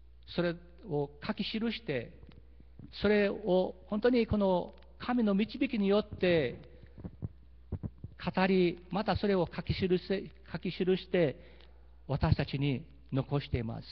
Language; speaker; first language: Japanese; early bilingual, heritage; Portuguese